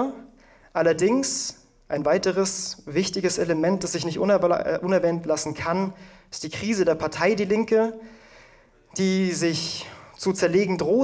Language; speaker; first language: German; native; German